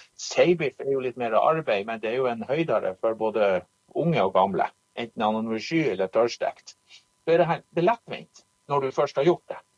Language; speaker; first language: Norwegian; native; Norwegian